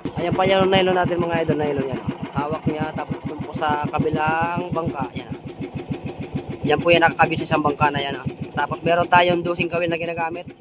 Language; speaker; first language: Filipino; non-native, local second language; Bikol